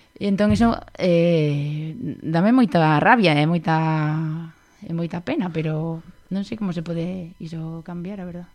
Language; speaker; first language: Galician; non-native, local second language; Spanish